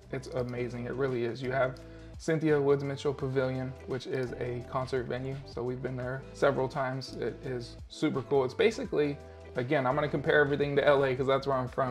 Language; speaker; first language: English; native; English